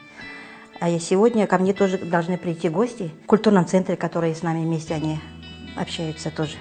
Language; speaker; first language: Russian; non-native, local second language; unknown